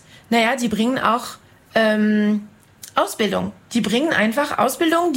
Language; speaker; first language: German; non-native, fluent; French